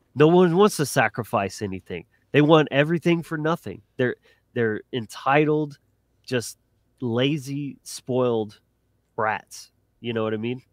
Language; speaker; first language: English; native; English